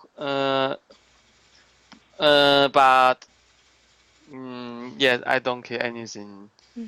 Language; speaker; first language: English; non-native, learner; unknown